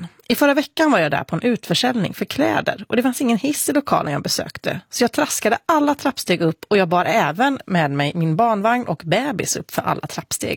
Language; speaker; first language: Swedish; native; Swedish